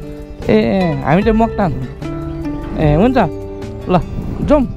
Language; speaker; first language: Nepali; native; Nepali